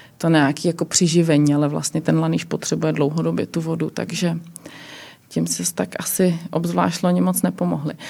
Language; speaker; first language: Czech; native; Czech